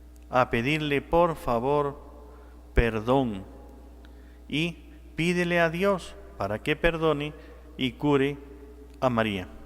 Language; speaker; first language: Spanish; native; Spanish